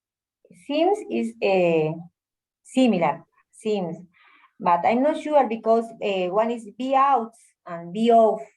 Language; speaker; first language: English; non-native, learner; Spanish